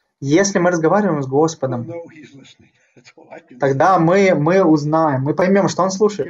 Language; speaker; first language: Russian; native; Russian